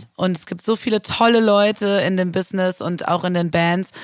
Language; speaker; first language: German; native; German